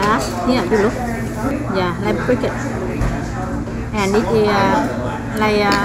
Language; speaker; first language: English; non-native, learner; Vietnamese